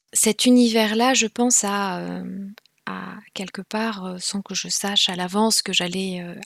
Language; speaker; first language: French; non-native, local second language; Kinyarwanda